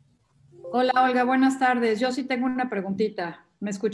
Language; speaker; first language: Spanish; native; Spanish